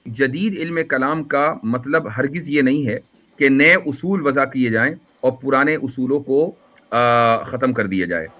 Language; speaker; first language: Urdu; native; Urdu